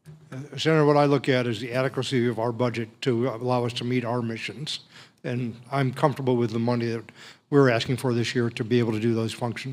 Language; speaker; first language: English; native; English